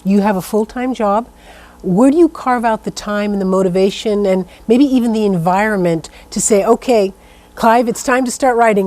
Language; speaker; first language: English; native; English